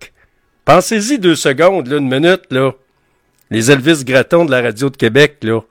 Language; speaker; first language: French; native; French